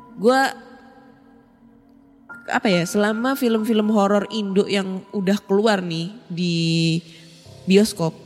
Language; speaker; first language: Indonesian; native; Indonesian